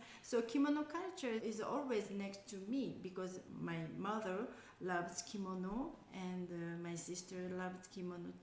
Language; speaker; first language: English; non-native, learner; Japanese